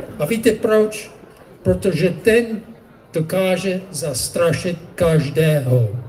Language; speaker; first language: Czech; non-native, fluent; English